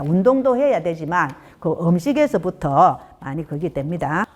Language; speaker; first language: Korean; native; Korean